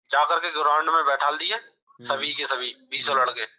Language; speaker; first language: Hindi; native; Hindi